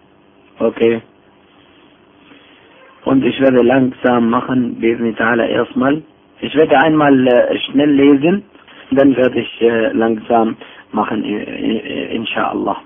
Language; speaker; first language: German; non-native, fluent; Arabic